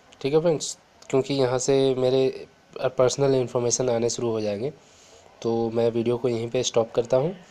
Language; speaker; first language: Hindi; native; Hindi